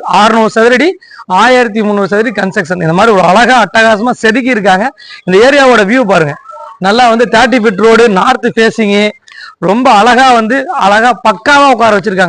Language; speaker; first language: Tamil; native; Tamil